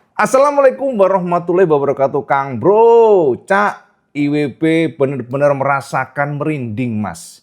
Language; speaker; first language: Indonesian; native; Indonesian